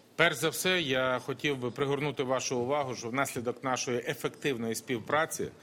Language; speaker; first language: Ukrainian; non-native, local second language; Russian